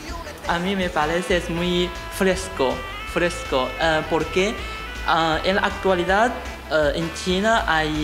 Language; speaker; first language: Spanish; non-native, fluent; Chinese